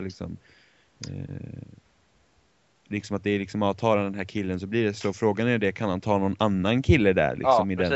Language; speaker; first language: Swedish; native; Swedish